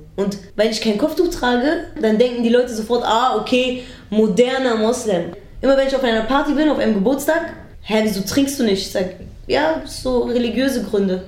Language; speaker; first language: German; early bilingual, other home language; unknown